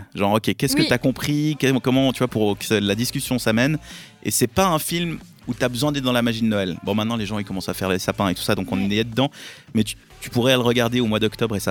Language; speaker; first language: French; native; French